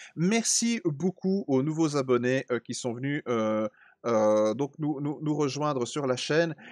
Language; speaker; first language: French; native; French